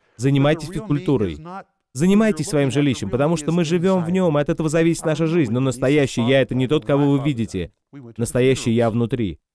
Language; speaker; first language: Russian; non-native, fluent; English